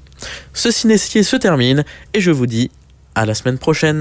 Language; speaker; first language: French; native; French